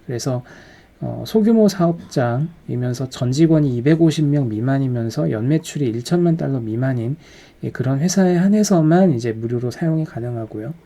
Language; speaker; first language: Korean; native; Korean